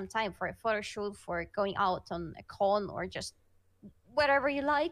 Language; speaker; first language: English; non-native, fluent; Russian